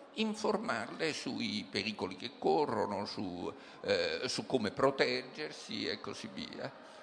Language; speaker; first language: Italian; native; Italian